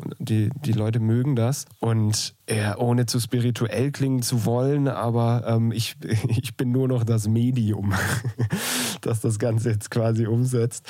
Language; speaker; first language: German; native; German